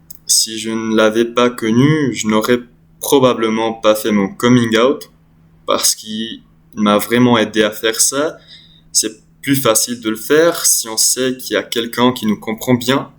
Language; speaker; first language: French; non-native, learner; English